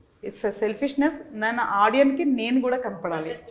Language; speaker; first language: Telugu; native; Telugu